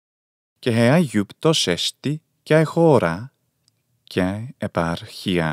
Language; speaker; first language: Greek; non-native, fluent; English